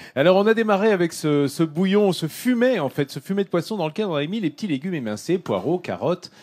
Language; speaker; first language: French; native; French